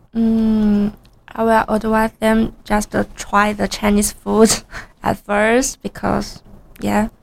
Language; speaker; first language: English; non-native, learner; Chinese